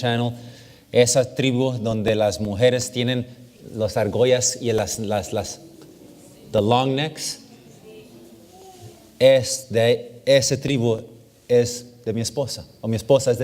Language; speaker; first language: Spanish; early bilingual, heritage; English